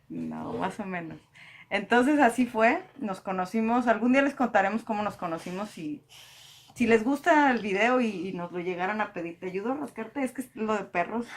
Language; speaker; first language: Spanish; native; Spanish